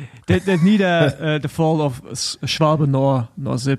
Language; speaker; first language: English; non-native, fluent; German